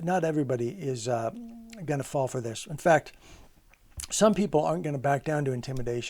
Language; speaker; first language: English; native; English